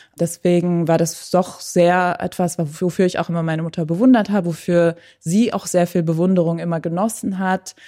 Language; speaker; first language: German; early bilingual, other home language; Persian